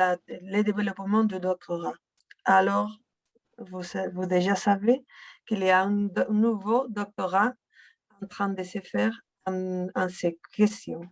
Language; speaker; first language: French; non-native, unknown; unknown